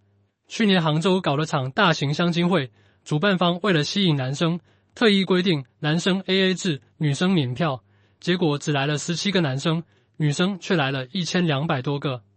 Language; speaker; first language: Chinese; native; Chinese